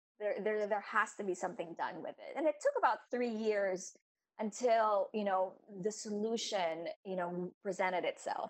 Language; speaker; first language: English; non-native, local second language; Filipino